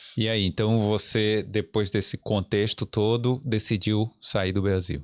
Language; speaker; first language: Portuguese; native; Portuguese